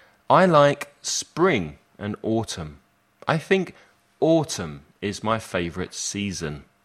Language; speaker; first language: English; native; English